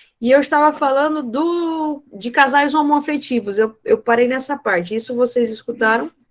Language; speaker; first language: Portuguese; non-native, fluent; Spanish